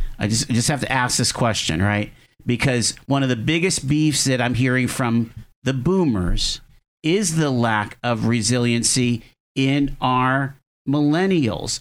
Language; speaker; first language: English; native; English